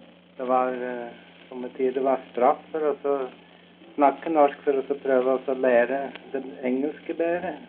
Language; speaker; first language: Norwegian; early bilingual, heritage; Norwegian